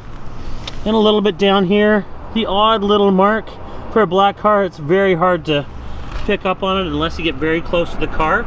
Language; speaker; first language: English; native; English